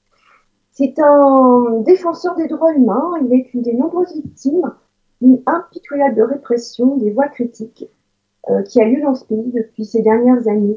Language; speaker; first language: French; native; French